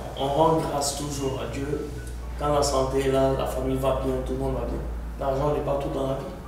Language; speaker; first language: French; non-native, local second language; Arabic